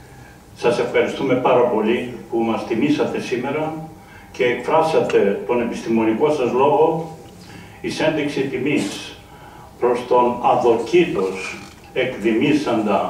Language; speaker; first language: Greek; native; Greek